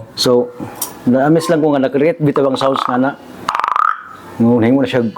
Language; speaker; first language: Cebuano; non-native, local second language; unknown